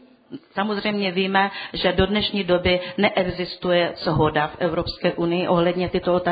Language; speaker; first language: Czech; non-native, fluent; Ukrainian